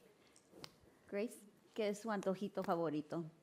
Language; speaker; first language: Spanish; early bilingual, heritage; Spanish